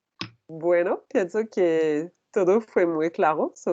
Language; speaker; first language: Spanish; non-native, learner; French